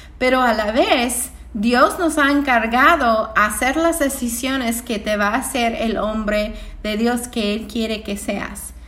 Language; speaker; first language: Spanish; non-native, fluent; English